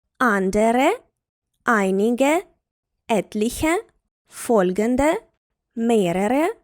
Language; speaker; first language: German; non-native, fluent; Ukrainian